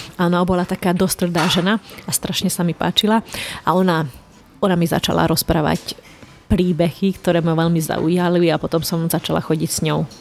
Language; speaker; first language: Slovak; non-native, local second language; Hungarian